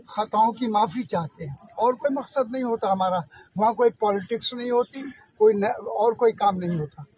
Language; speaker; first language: Hindi; native; Hindi